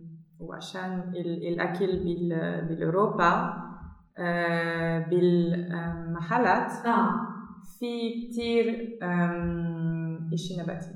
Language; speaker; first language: Arabic; non-native, learner; German